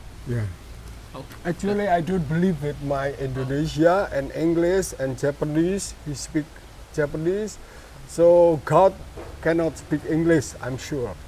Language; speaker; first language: English; non-native, learner; Indonesian